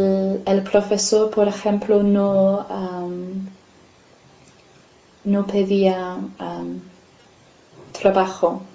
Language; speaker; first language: Spanish; non-native, fluent; English